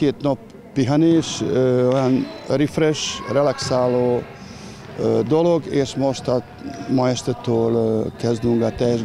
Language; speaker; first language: Hungarian; non-native, fluent; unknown